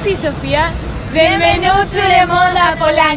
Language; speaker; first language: French; non-native, learner; Spanish